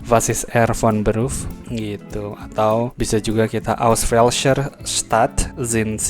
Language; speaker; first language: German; non-native, fluent; Indonesian